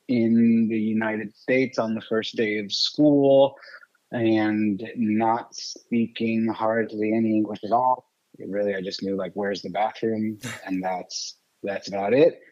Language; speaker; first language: English; early bilingual, other home language; French